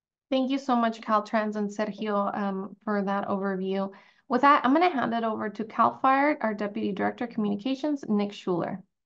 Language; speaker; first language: English; early bilingual, other home language; Spanish